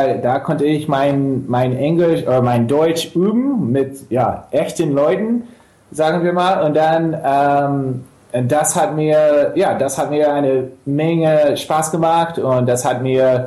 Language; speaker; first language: German; non-native, fluent; English